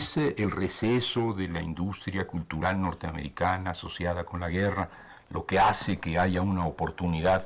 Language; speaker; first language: Spanish; native; Spanish